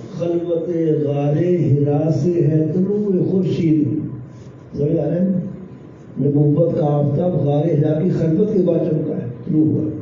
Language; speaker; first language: Urdu; non-native, local second language; Punjabi